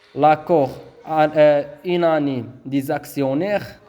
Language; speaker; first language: French; non-native, local second language; Arabic